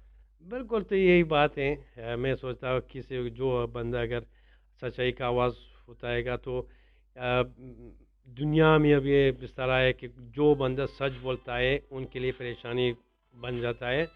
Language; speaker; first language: Hindi; non-native, learner; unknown